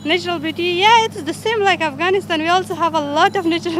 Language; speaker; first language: English; non-native, learner; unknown